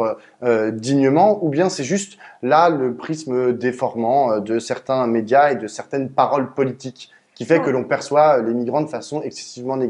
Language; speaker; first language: French; native; French